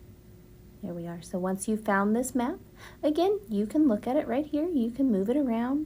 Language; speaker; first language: English; native; English